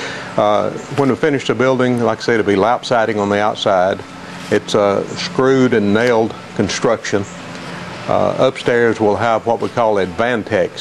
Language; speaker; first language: English; native; English